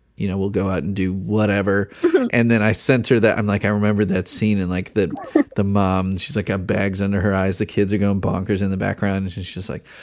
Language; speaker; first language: English; native; English